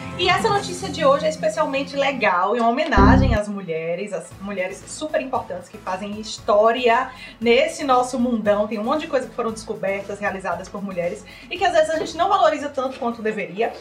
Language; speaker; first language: Portuguese; native; Portuguese